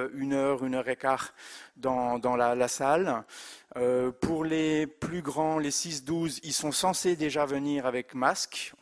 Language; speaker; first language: French; native; French